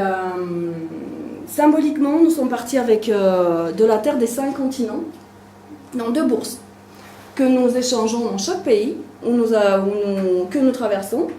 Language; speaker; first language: French; native; French